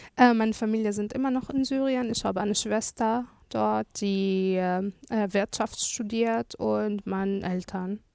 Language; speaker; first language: German; non-native, fluent; Arabic